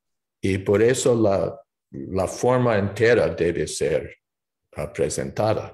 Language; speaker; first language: Spanish; non-native, fluent; English